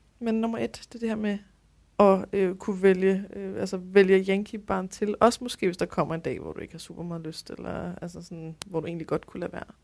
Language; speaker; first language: Danish; native; Danish